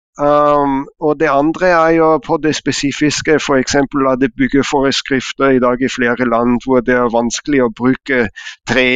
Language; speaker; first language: Norwegian; non-native, fluent; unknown